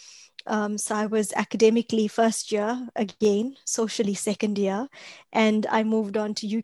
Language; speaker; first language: English; native; English